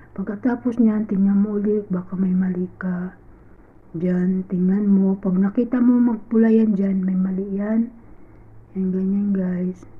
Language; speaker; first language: Filipino; non-native, local second language; Cebuano